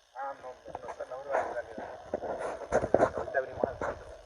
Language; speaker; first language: Spanish; native; Spanish